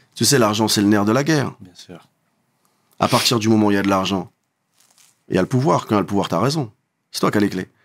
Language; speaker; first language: French; native; French